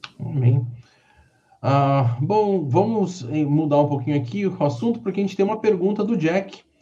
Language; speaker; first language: Portuguese; native; Portuguese